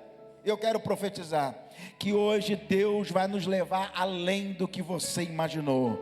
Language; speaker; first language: Portuguese; native; Portuguese